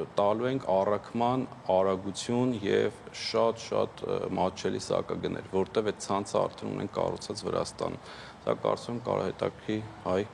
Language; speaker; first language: Armenian; native; Armenian